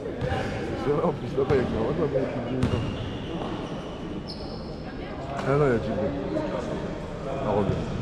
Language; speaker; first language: French; native; French